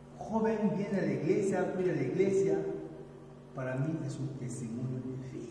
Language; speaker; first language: Spanish; non-native, learner; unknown